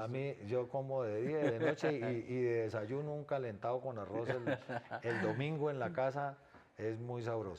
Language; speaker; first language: Spanish; native; Spanish